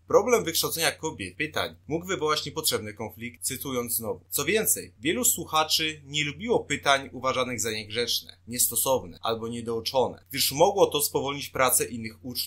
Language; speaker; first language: Polish; native; Polish